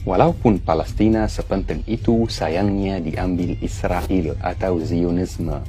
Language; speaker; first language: Indonesian; non-native, fluent; Arabic